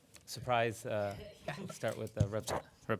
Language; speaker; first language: English; early bilingual, other home language; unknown